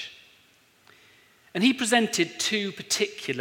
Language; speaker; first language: English; native; English